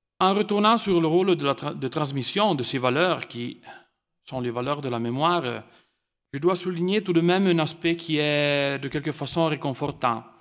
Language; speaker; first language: French; non-native, local second language; Italian